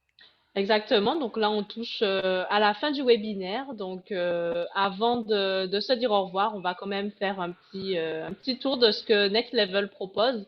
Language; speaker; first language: French; native; French